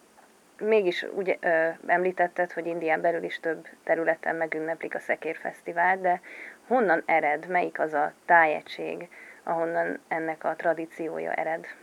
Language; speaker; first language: Hungarian; native; Hungarian